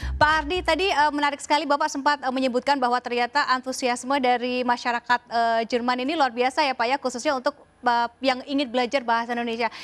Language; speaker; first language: Indonesian; native; Indonesian